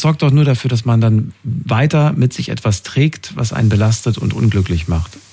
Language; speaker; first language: German; native; German